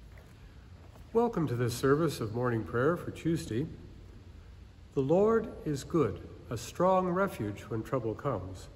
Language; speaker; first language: English; native; English